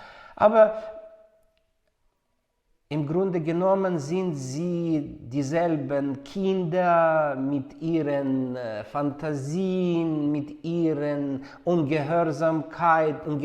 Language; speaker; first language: German; non-native, fluent; Ukrainian